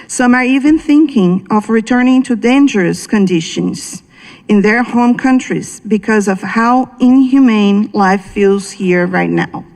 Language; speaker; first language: English; non-native, fluent; Portuguese